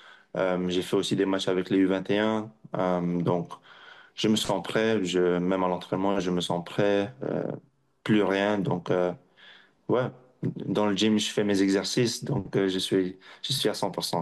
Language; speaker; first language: French; non-native, local second language; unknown